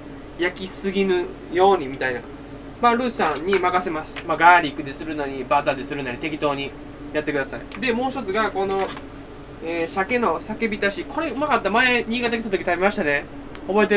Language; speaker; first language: Japanese; native; Japanese